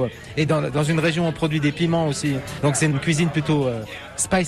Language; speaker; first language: French; native; French